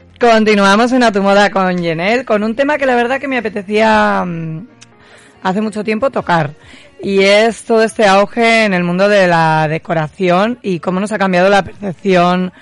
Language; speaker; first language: Spanish; native; Spanish